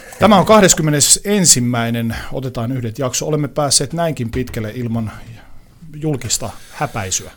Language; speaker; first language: Finnish; native; Finnish